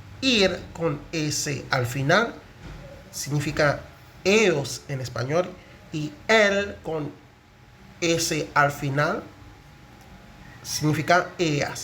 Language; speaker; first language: Spanish; non-native, fluent; Haitian Creole